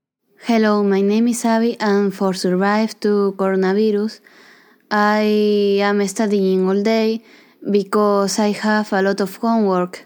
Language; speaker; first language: English; non-native, learner; Spanish